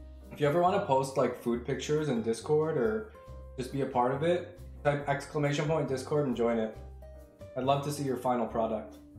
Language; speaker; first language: English; native; English